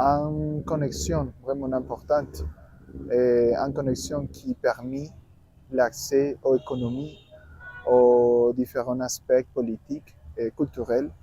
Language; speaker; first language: French; non-native, learner; Spanish